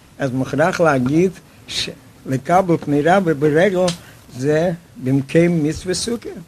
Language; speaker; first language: Hebrew; non-native, fluent; Yiddish